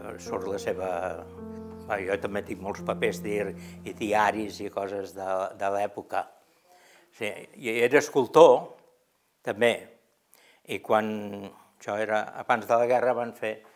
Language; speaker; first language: Catalan; native; Catalan